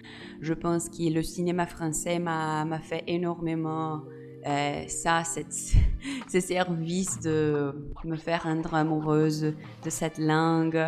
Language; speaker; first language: French; non-native, fluent; Portuguese